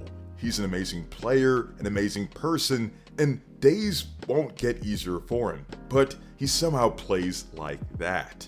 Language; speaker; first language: English; native; English